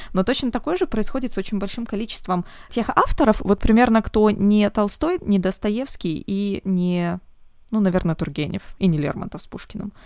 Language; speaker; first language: Russian; native; Russian